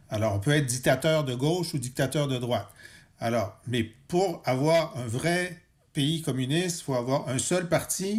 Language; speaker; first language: French; native; French